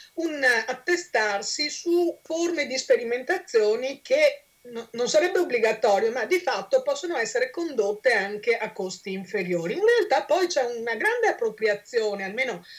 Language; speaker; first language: Italian; native; Italian